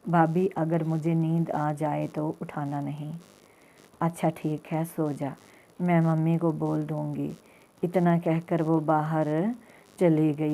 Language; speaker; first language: Hindi; non-native, local second language; Punjabi